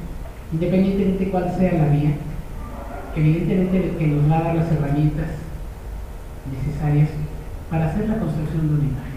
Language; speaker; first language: Spanish; native; Spanish